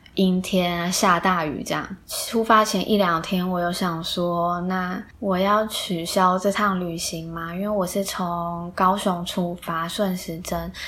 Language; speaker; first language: Chinese; native; Chinese